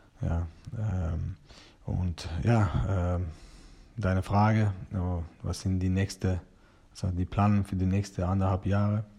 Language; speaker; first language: German; non-native, fluent; Persian